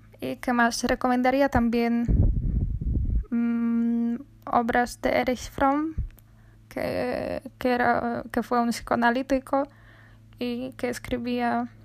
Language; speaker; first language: Spanish; non-native, fluent; Polish